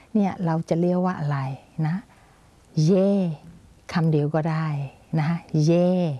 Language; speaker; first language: Thai; non-native, fluent; Burmese